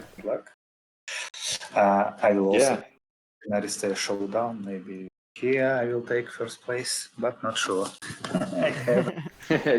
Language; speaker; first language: English; non-native, fluent; Russian